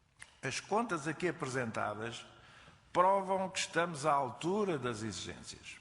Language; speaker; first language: Portuguese; native; Portuguese